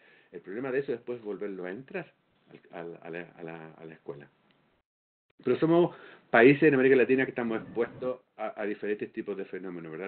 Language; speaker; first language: Spanish; native; Spanish